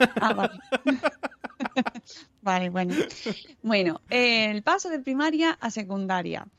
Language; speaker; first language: Spanish; native; Spanish